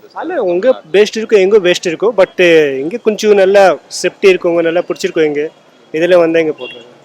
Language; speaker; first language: Tamil; non-native, local second language; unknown